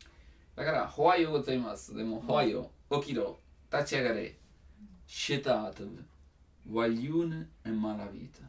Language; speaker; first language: Japanese; non-native, learner; Italian